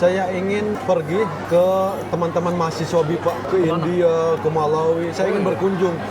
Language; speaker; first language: Indonesian; native; Indonesian